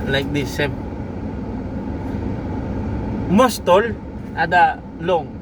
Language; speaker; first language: English; non-native, local second language; Arabic